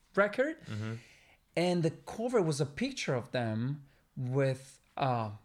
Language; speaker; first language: English; non-native, fluent; Italian